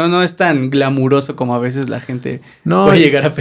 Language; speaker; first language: Spanish; native; Spanish